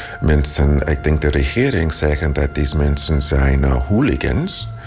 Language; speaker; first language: Dutch; non-native, learner; English